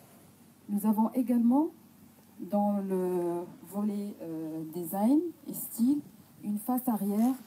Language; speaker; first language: French; non-native, local second language; Arabic